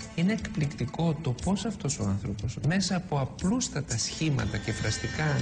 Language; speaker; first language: Greek; native; Greek